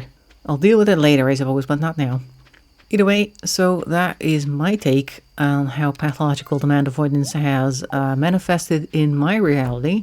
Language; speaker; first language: English; non-native, fluent; Dutch